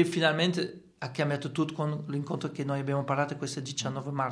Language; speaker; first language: Italian; non-native, fluent; French